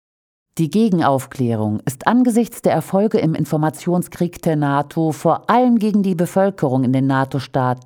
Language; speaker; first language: German; native; German